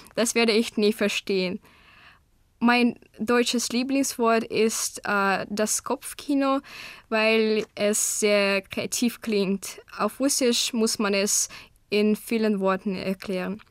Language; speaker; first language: German; non-native, fluent; Russian